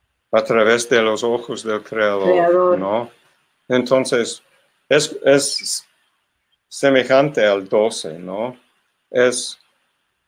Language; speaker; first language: Spanish; non-native, learner; English